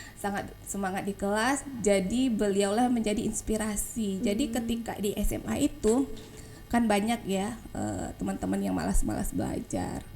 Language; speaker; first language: Indonesian; non-native, local second language; Minangkabau